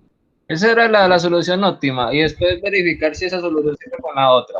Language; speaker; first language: Spanish; native; Spanish